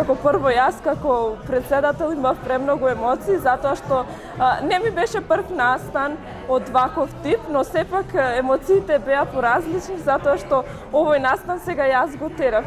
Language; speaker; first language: Macedonian; non-native, local second language; Albanian